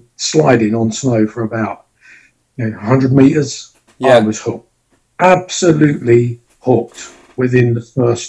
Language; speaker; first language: English; native; English